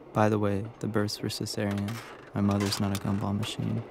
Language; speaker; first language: English; native; English